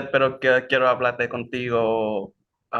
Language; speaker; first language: Spanish; non-native, learner; Vietnamese